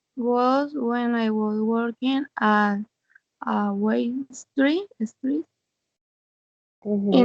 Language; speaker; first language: English; non-native, learner; Spanish